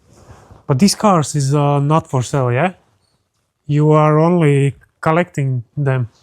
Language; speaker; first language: English; non-native, learner; Latvian